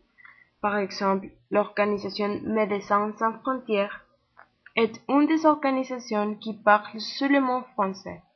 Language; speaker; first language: French; non-native, learner; Spanish